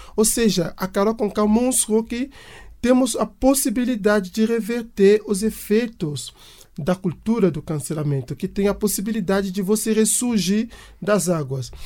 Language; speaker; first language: Portuguese; non-native, fluent; French